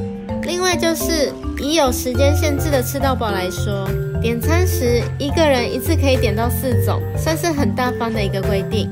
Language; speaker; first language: Chinese; native; Chinese